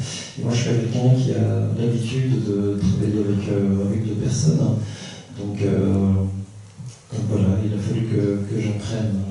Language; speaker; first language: French; early bilingual, other home language; Korean